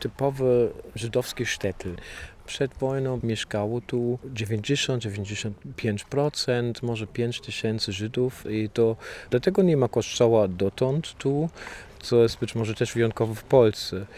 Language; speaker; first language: Polish; non-native, fluent; German